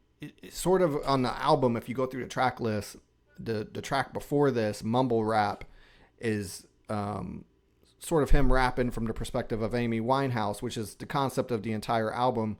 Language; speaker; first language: English; native; English